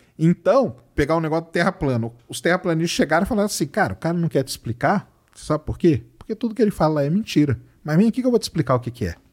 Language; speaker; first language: Portuguese; native; Portuguese